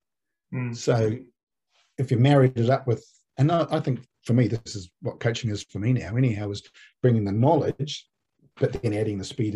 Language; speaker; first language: English; native; English